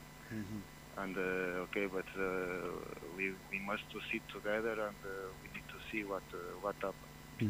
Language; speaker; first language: English; non-native, fluent; Portuguese